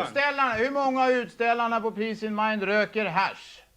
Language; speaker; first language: Swedish; native; Swedish